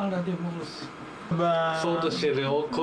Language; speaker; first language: Hebrew; non-native, learner; Japanese